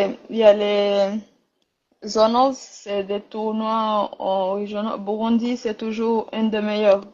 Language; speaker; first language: French; non-native, learner; Rundi